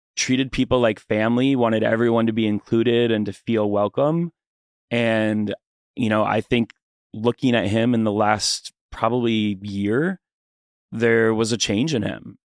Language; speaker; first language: English; native; English